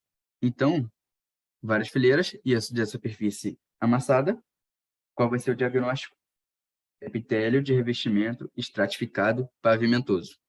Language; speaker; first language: Portuguese; native; Portuguese